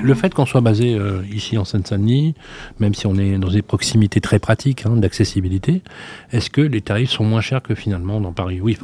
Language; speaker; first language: French; native; French